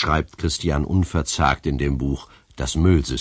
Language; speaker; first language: German; native; German